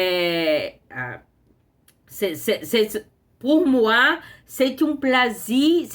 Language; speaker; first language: French; non-native, learner; Portuguese